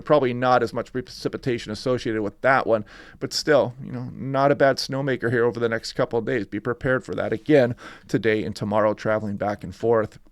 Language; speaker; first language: English; native; English